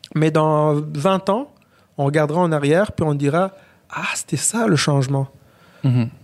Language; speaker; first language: French; non-native, local second language; Kinyarwanda